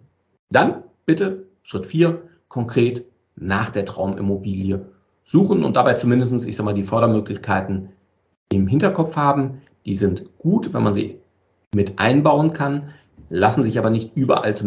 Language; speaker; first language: German; native; German